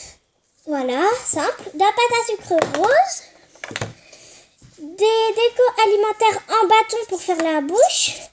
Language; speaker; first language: French; native; French